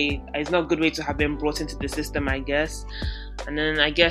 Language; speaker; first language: English; non-native, local second language; Yoruba